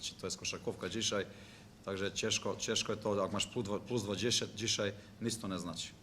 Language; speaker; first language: Polish; non-native, learner; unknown